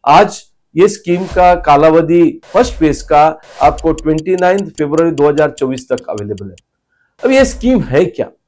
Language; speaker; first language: Hindi; non-native, local second language; Marathi